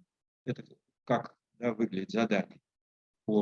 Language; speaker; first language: Russian; native; Russian